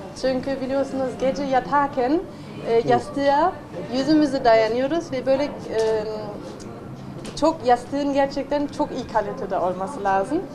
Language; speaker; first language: Turkish; non-native, fluent; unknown